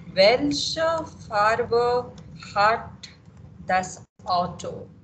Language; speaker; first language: German; non-native, fluent; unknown